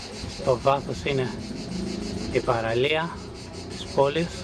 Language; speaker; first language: Greek; native; Greek